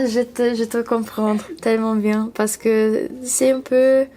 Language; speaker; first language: French; non-native, learner; English